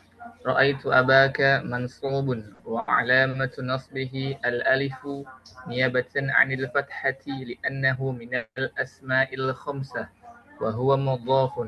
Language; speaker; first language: Arabic; non-native, learner; Indonesian